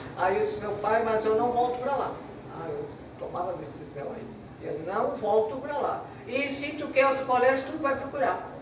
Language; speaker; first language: Portuguese; non-native, local second language; German